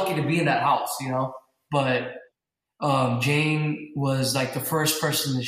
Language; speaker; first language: English; native; English